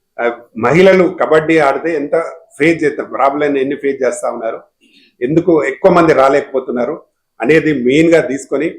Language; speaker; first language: Telugu; native; Telugu